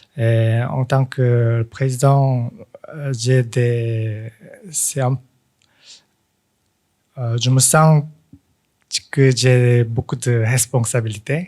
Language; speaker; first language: French; non-native, fluent; Korean